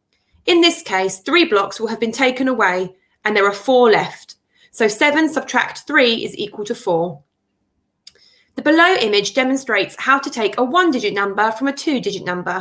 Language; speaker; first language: English; native; English